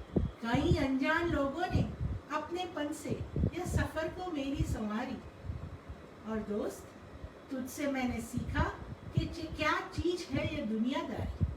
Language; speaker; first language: Hindi; non-native, local second language; Gujarati